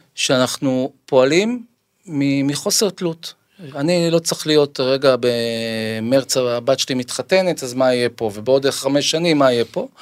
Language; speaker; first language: Hebrew; native; Hebrew